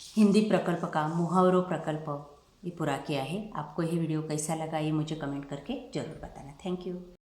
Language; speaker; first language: Hindi; non-native, local second language; Marathi